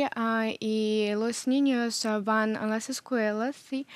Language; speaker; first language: Spanish; non-native, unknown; Ukrainian